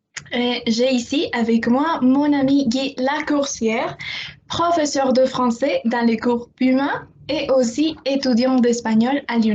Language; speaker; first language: French; non-native, fluent; Spanish